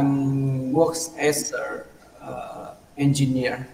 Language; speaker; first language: English; non-native, learner; Vietnamese